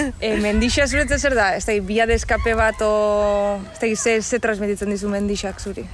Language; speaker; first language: Basque; native; Basque